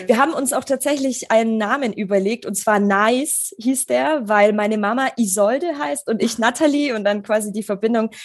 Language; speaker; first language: German; early bilingual, other home language; Polish